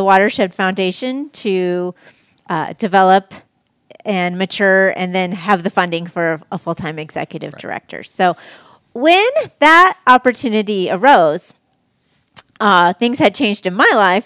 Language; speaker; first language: English; native; English